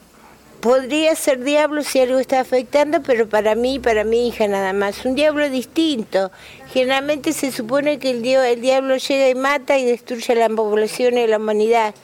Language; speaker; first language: Spanish; native; Spanish